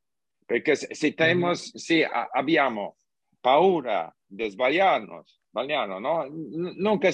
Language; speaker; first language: Italian; non-native, learner; English